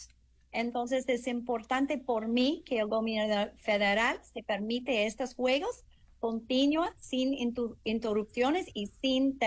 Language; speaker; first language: Spanish; non-native, fluent; English